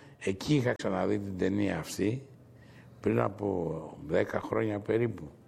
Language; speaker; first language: Greek; native; Greek